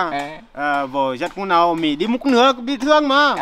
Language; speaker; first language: Vietnamese; non-native, learner; Portuguese